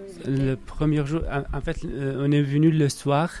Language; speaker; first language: French; non-native, learner; Arabic